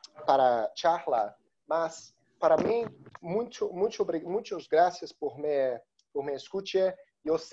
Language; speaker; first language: Spanish; non-native, learner; Portuguese